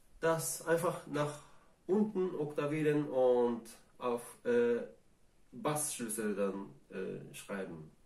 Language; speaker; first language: German; non-native, fluent; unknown